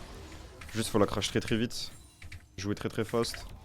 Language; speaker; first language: French; native; French